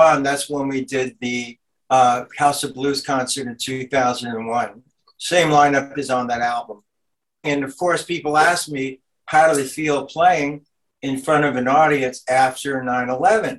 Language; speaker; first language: English; native; English